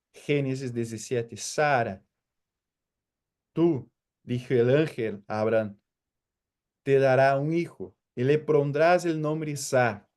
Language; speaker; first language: Spanish; non-native, fluent; Portuguese